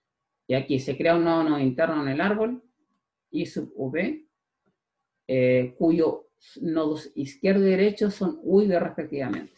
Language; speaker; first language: Spanish; native; Spanish